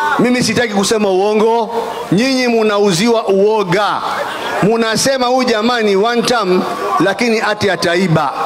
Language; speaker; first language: Swahili; native; Swahili